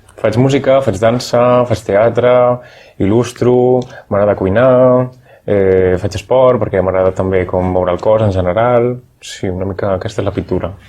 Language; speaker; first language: Catalan; native; Catalan